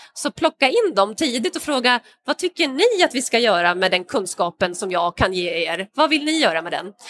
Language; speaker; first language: Swedish; native; Swedish